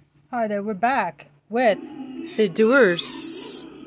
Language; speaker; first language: English; native; English